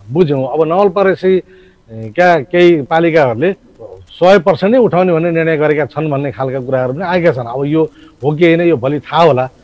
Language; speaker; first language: Nepali; native; Nepali